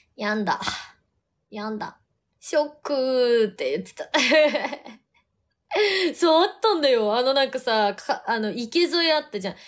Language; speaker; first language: Japanese; native; Japanese